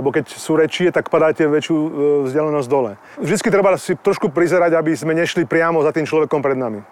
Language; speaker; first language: Slovak; native; Slovak